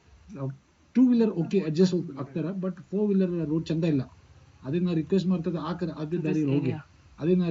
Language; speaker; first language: Kannada; non-native, local second language; Tibetan